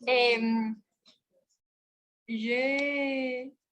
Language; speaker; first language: French; non-native, learner; Spanish